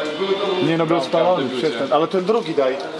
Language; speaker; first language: Polish; native; Polish